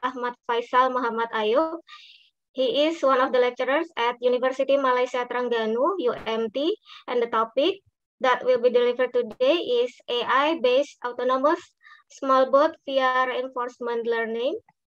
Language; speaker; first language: English; non-native, fluent; Indonesian